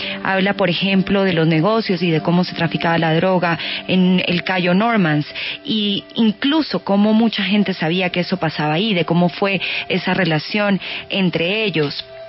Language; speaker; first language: Spanish; native; Spanish